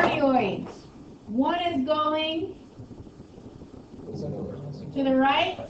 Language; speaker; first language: English; native; English